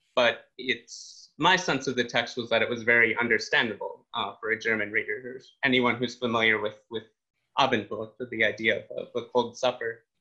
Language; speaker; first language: English; native; English